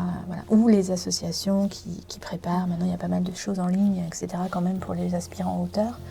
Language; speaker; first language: French; native; French